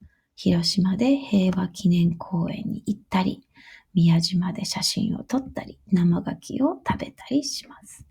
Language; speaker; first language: Japanese; non-native, fluent; English